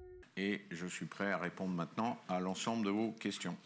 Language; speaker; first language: French; native; French